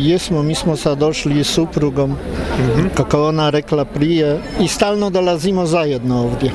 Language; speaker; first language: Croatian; non-native, learner; Polish